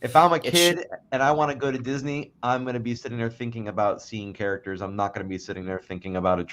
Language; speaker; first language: English; native; English